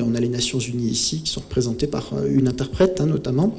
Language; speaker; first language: French; native; French